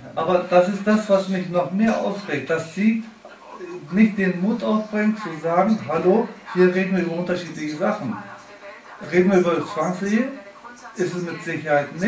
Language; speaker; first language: German; early bilingual, other home language; Turkish